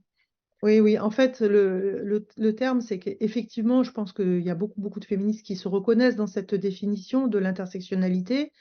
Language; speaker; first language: French; native; French